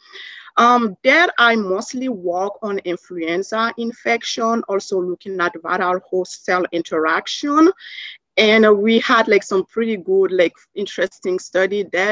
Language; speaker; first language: English; non-native, fluent; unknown